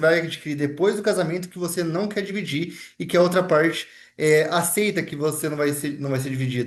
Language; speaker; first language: Portuguese; native; Portuguese